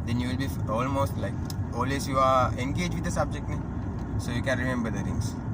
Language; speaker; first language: English; non-native, local second language; Sinhala